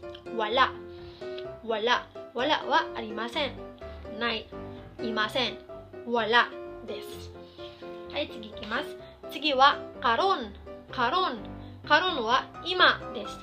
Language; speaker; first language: Japanese; non-native, fluent; Cebuano